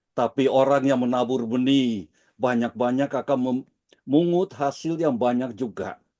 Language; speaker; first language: Indonesian; early bilingual, heritage; Dutch